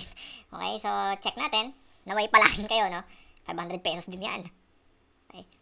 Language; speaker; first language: Filipino; native; Filipino